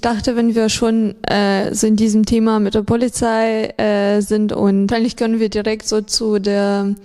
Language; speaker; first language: German; non-native, fluent; Ukrainian